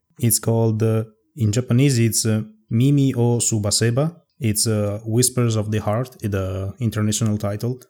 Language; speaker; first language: English; non-native, fluent; Italian